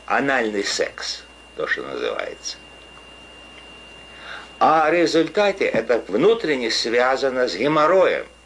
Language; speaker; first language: Russian; native; Russian